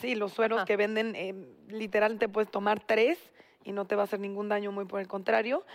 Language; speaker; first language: Spanish; native; Spanish